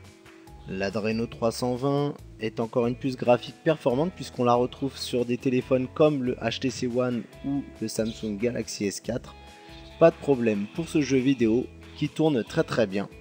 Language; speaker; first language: French; native; French